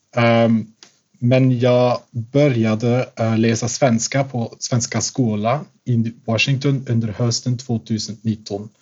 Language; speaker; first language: Swedish; non-native, fluent; Dutch